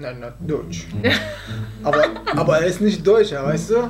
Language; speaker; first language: German; non-native, learner; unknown